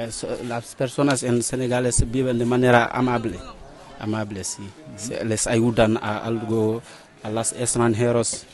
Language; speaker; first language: Spanish; non-native, learner; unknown